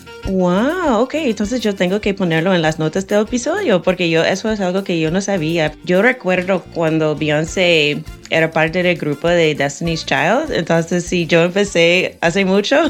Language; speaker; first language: Spanish; non-native, fluent; English